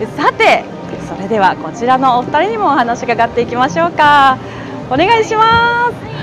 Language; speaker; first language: Japanese; native; Japanese